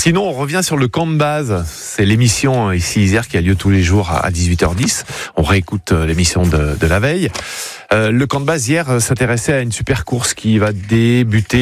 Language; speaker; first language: French; native; French